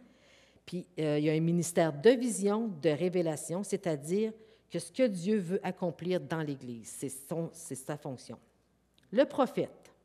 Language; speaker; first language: French; native; French